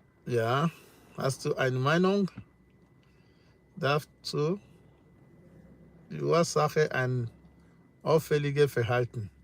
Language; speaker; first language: German; non-native, learner; English